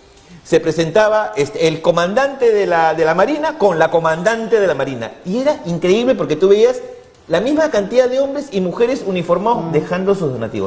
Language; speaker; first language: Spanish; native; Spanish